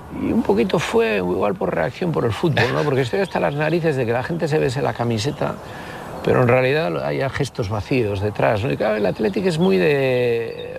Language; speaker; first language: Spanish; native; Spanish